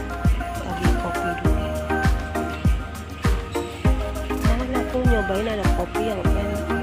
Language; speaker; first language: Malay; non-native, local second language; Javanese